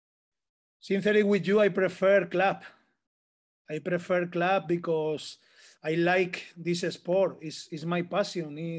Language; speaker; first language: English; non-native, learner; Spanish